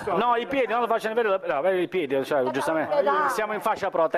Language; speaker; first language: Italian; native; Italian